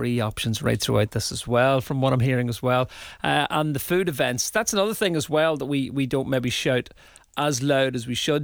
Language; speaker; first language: English; native; English